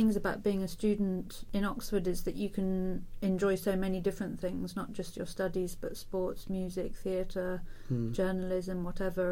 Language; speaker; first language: English; native; English